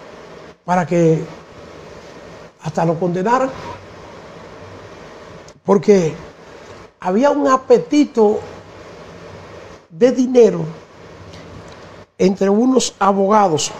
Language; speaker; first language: Spanish; native; Spanish